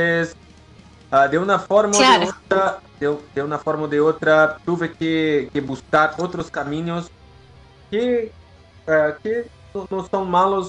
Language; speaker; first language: Spanish; non-native, learner; Portuguese